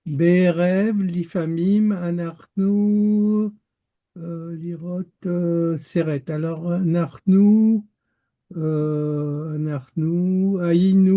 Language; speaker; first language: Hebrew; non-native, learner; French